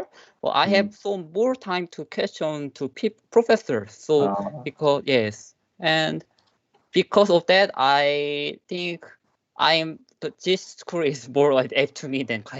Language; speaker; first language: English; non-native, learner; Korean